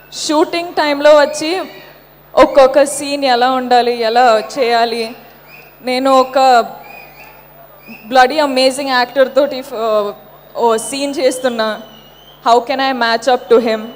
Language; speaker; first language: Telugu; non-native, fluent; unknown